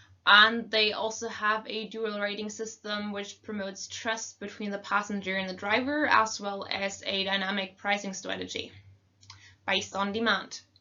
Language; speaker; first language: English; non-native, fluent; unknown